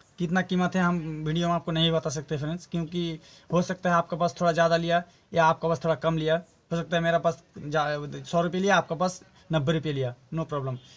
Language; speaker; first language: Hindi; non-native, local second language; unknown